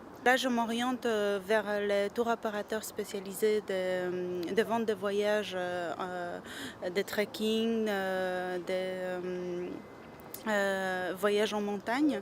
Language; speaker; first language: French; non-native, fluent; Polish